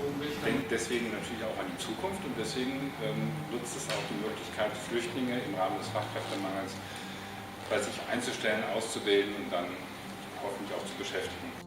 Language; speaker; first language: German; native; German